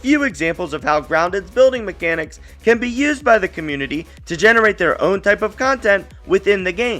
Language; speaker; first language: English; native; English